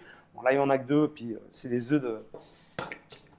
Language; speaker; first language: French; native; French